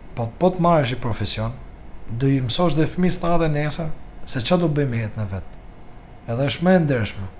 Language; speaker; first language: Albanian; native; Albanian